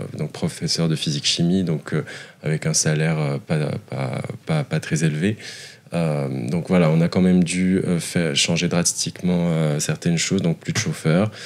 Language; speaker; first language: French; non-native, local second language; Arabic